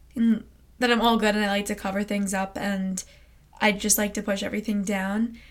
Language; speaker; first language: English; native; English